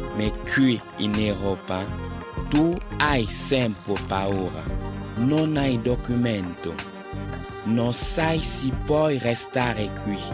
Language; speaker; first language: Italian; non-native, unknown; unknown